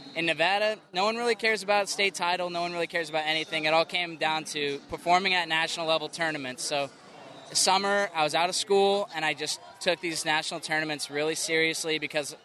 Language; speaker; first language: English; native; English